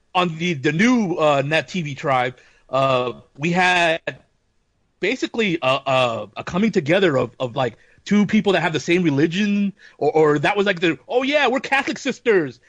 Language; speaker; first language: English; native; English